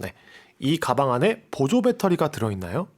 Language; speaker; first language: Korean; native; Korean